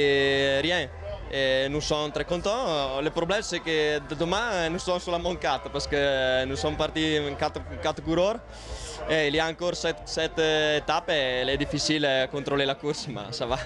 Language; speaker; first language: French; non-native, learner; Italian